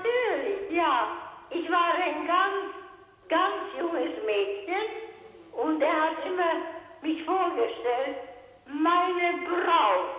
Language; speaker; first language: German; non-native, local second language; Hungarian